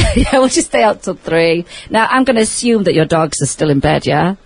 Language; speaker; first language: English; native; English